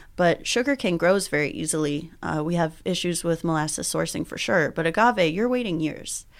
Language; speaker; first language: English; early bilingual, other home language; Spanish